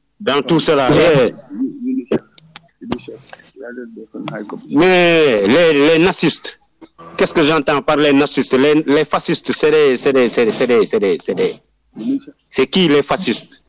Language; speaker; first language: French; non-native, local second language; Wolof